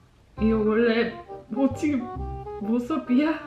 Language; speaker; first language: Korean; non-native, learner; English